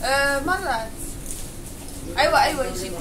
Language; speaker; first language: Arabic; non-native, learner; Filipino